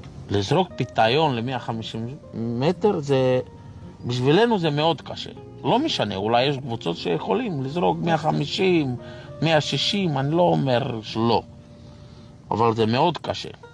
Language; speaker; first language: Hebrew; non-native, fluent; Romanian